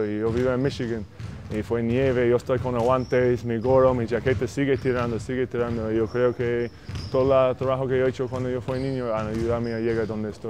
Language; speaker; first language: Spanish; non-native, fluent; English